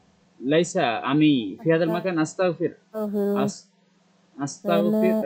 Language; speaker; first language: Arabic; non-native, learner; Bangla